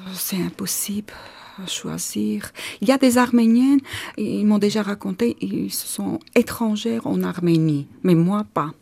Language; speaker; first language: French; non-native, fluent; Armenian